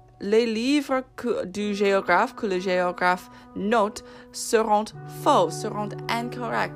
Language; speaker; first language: French; non-native, fluent; English